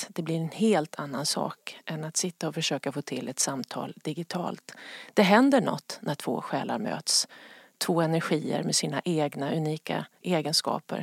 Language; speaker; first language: Swedish; native; Swedish